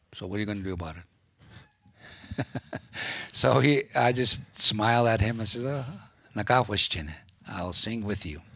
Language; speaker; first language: English; native; English